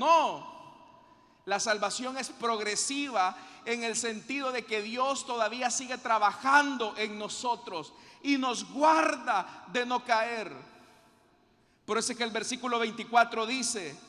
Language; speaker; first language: Spanish; native; Spanish